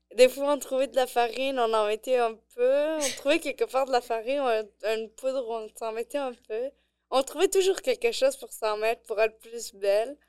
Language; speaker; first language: French; early bilingual, other home language; Arabic